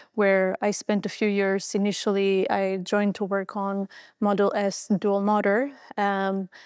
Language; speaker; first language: English; non-native, fluent; Albanian